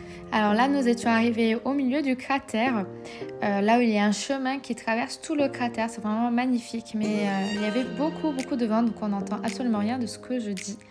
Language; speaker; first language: French; native; French